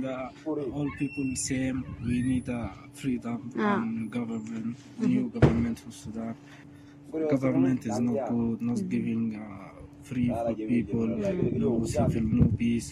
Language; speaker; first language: English; non-native, learner; Arabic